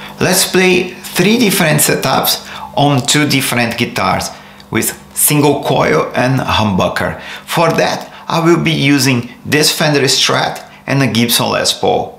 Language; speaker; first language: English; non-native, fluent; Portuguese